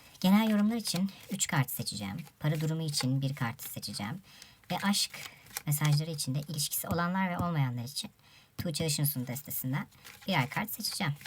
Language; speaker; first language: Turkish; native; Turkish